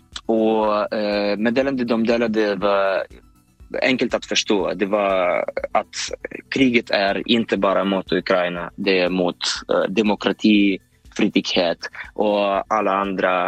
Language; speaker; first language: Swedish; non-native, fluent; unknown